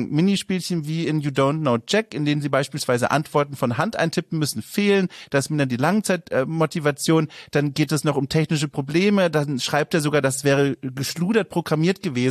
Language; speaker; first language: German; native; German